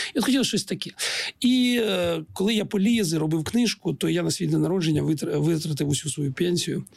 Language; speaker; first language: Ukrainian; non-native, local second language; Russian